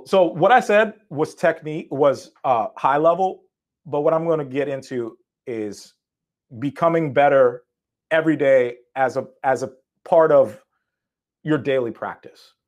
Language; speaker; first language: English; native; English